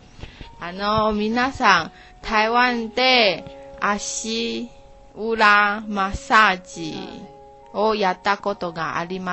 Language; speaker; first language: Japanese; non-native, learner; Chinese